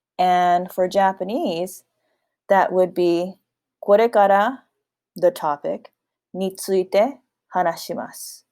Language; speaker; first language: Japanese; non-native, fluent; English